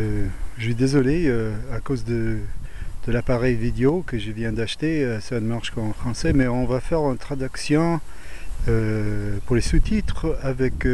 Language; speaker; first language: French; non-native, learner; English